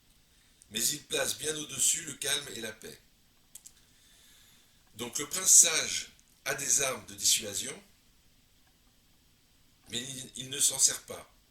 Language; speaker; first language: French; native; French